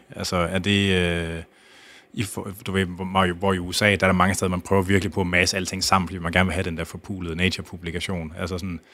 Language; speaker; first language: Danish; native; Danish